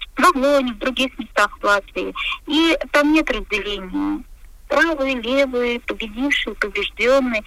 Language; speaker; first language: Russian; native; Russian